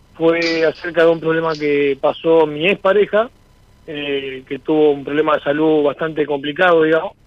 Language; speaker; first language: Spanish; native; Spanish